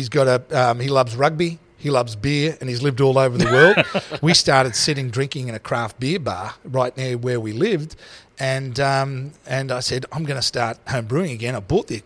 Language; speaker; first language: English; native; English